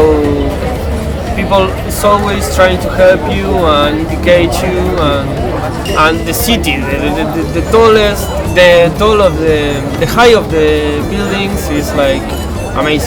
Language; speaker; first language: English; non-native, learner; Spanish